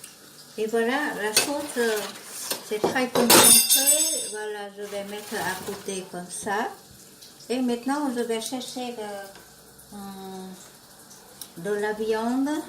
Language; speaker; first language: French; non-native, learner; Vietnamese